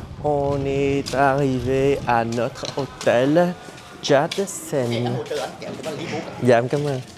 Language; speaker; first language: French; non-native, fluent; Vietnamese